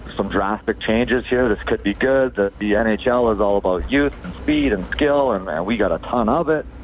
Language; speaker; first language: English; native; English